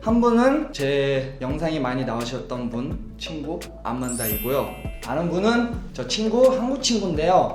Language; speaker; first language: Korean; early bilingual, heritage; Korean